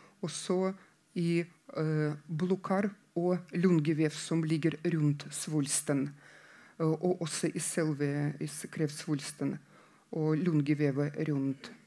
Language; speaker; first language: Norwegian; non-native, fluent; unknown